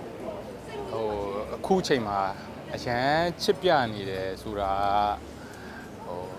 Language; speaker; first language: Burmese; native; Burmese